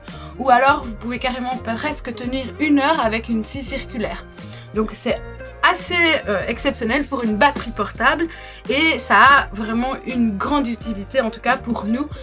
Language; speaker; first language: French; native; French